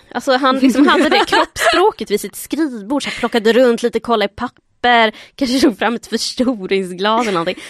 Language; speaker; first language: Swedish; early bilingual, other home language; Spanish